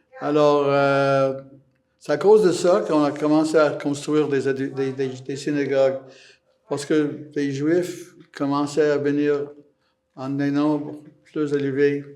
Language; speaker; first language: French; non-native, fluent; English